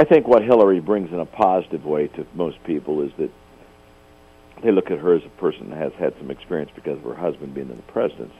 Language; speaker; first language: English; native; English